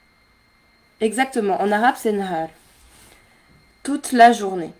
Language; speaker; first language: French; native; French